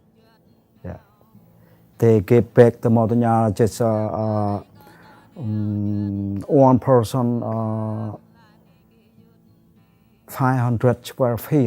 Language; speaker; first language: English; non-native, learner; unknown